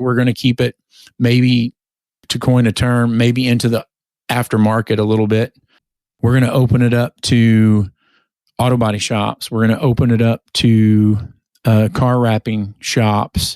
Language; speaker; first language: English; native; English